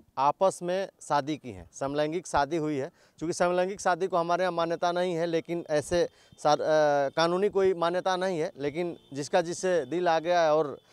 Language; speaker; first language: Hindi; native; Hindi